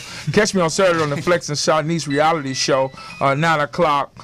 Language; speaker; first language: English; native; English